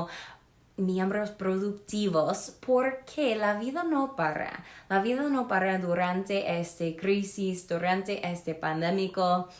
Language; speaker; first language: Spanish; non-native, fluent; English